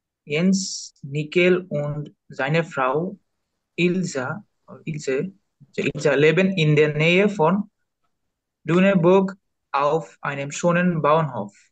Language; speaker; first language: German; non-native, learner; Bangla